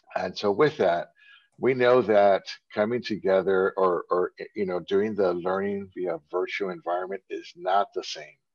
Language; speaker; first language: English; native; English